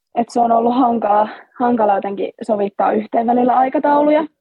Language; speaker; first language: Finnish; native; Finnish